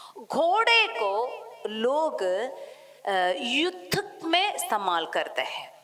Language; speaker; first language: Hindi; non-native, local second language; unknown